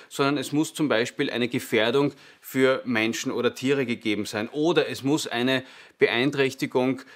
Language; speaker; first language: German; native; German